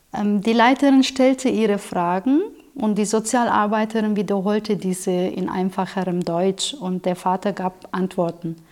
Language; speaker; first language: German; non-native, fluent; Turkish